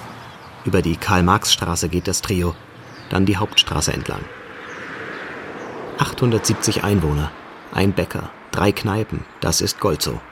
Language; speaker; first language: German; native; German